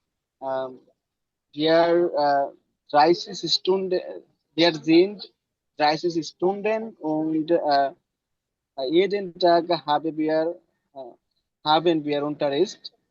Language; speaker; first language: German; non-native, learner; Bangla